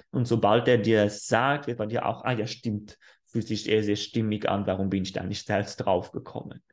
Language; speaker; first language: German; non-native, fluent; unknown